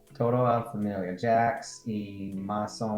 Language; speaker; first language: Spanish; non-native, learner; English